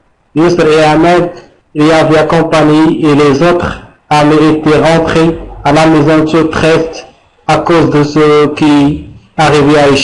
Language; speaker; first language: French; non-native, learner; Arabic